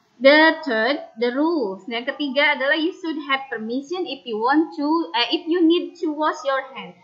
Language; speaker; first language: English; non-native, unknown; Indonesian